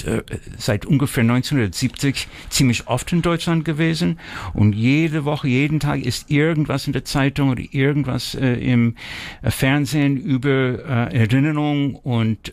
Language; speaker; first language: German; early bilingual, heritage; German